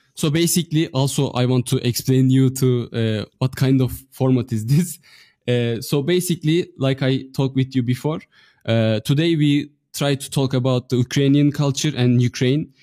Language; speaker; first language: English; non-native, fluent; Turkish